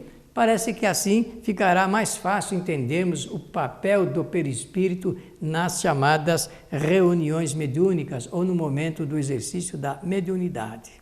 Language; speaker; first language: Portuguese; native; Portuguese